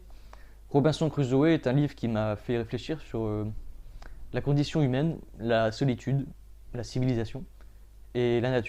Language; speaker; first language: French; native; French